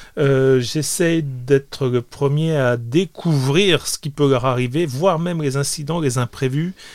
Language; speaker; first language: French; native; French